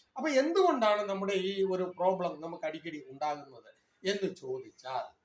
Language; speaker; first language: Malayalam; non-native, local second language; Tamil